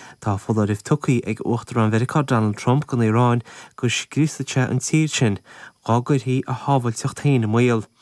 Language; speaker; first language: Irish; native; Irish